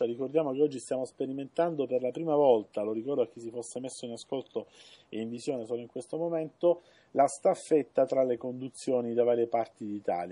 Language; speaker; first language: Italian; native; Italian